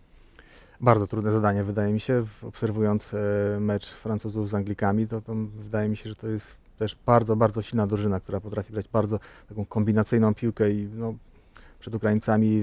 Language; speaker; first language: Polish; native; Polish